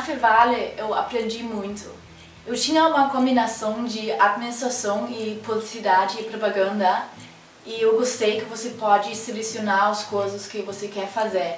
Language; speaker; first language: Portuguese; non-native, fluent; German